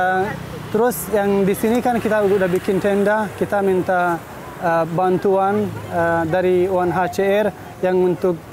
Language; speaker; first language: Indonesian; non-native, fluent; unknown